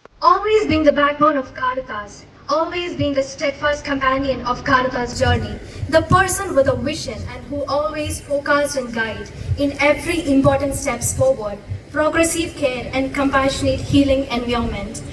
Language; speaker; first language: English; non-native, local second language; Malayalam